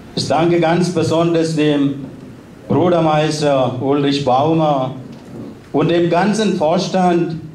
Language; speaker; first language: German; non-native, fluent; Malayalam